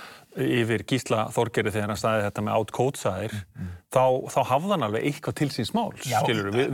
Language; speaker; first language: Icelandic; native; Icelandic